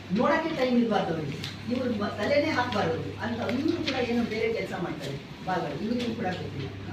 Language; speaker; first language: Kannada; non-native, local second language; Lambadi